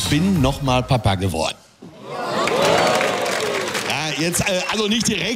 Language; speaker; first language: German; native; German